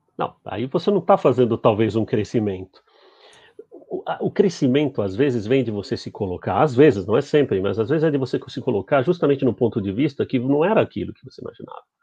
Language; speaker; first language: Portuguese; early bilingual, other home language; Spanish